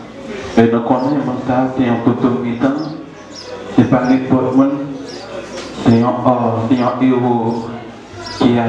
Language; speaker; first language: French; non-native, local second language; Haitian Creole